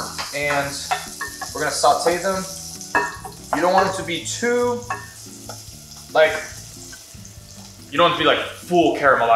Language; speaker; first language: English; native; English